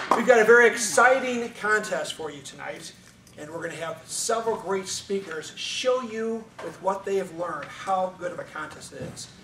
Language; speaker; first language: English; native; English